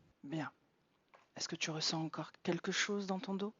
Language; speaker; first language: French; native; French